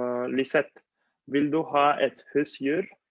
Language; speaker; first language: Swedish; non-native, fluent; Spanish